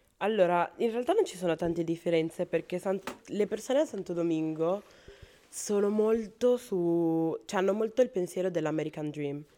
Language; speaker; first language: Italian; non-native, fluent; Spanish